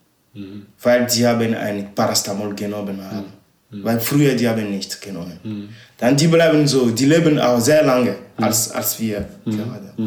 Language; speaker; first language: German; non-native, learner; Ewe